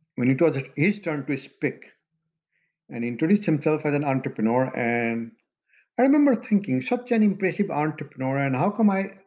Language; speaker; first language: English; non-native, local second language; Maithili